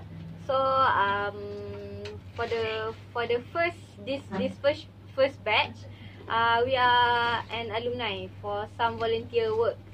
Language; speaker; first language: English; non-native, learner; Malay